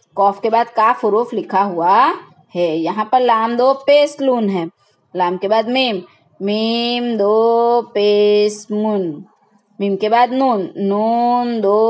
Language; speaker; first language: Hindi; non-native, local second language; Gujarati